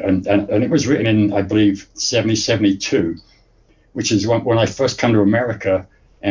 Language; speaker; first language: English; native; English